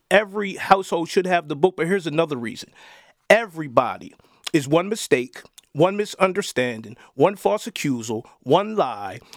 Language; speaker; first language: English; native; English